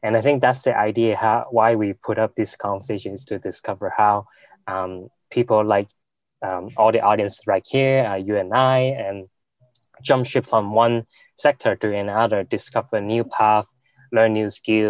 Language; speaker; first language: English; non-native, local second language; Cantonese